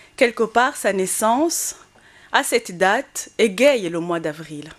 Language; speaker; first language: French; non-native, local second language; Kinyarwanda